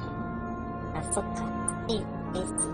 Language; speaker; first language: Japanese; non-native, learner; English